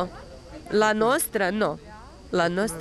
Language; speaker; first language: Italian; non-native, learner; Ukrainian